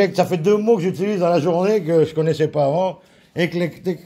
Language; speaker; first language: French; native; French